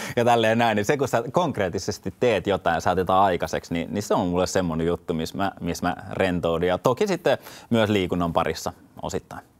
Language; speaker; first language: Finnish; native; Finnish